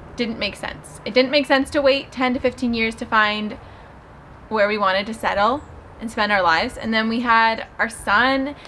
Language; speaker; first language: English; native; English